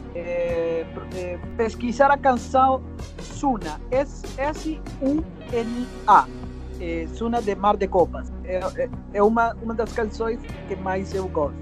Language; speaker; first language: Portuguese; non-native, fluent; Spanish